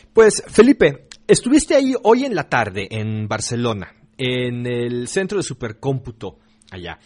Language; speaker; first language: Spanish; native; Spanish